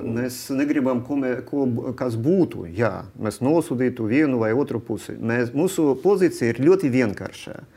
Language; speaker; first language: Latvian; non-native, local second language; Russian